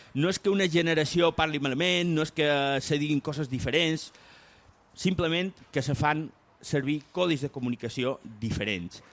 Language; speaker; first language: Catalan; non-native, local second language; Spanish